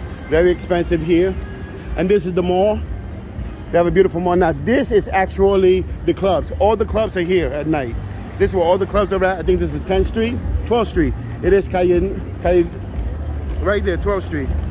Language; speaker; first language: English; native; English